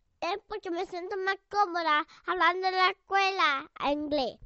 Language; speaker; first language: Spanish; early bilingual, heritage; Spanish